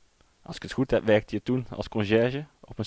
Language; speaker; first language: Dutch; native; Dutch